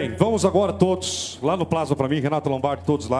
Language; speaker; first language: Portuguese; native; Portuguese